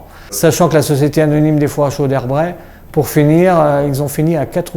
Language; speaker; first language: French; native; French